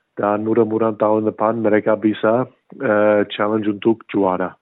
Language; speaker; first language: Indonesian; non-native, fluent; English